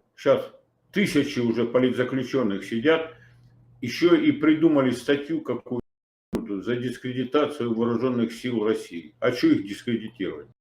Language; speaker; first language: Russian; native; Russian